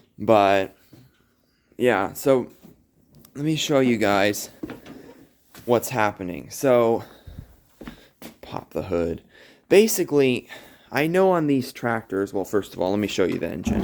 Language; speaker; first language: English; native; English